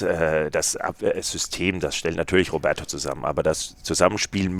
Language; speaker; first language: German; native; German